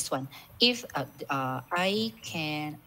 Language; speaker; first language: English; non-native, local second language; Filipino